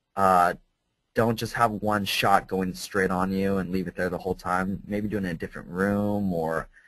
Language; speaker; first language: English; native; English